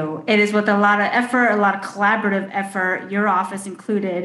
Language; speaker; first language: English; early bilingual, other home language; Chinese